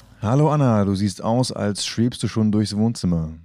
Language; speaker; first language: German; native; German